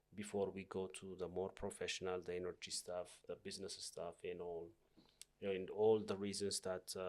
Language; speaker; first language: English; non-native, local second language; Amharic